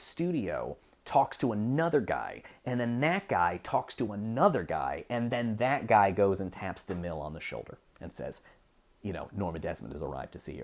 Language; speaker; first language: English; native; English